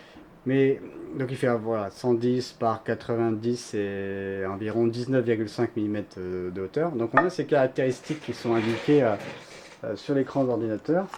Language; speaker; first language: French; native; French